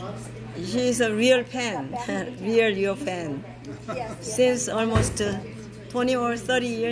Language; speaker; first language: English; non-native, learner; Korean